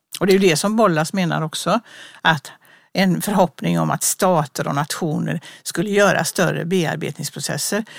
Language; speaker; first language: Swedish; native; Swedish